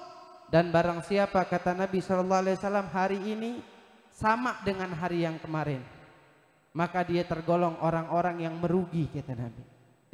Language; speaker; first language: Indonesian; native; Indonesian